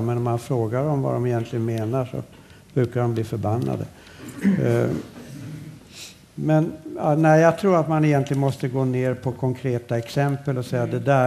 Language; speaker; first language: Swedish; native; Swedish